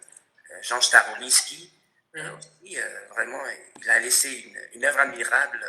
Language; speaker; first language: French; non-native, fluent; Spanish